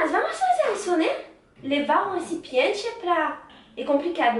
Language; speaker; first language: Portuguese; non-native, fluent; French